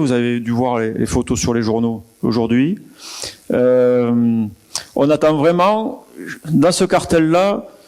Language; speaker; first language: French; native; French